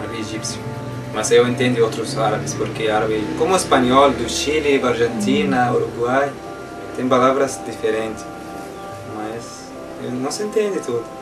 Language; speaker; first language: Portuguese; non-native, learner; Arabic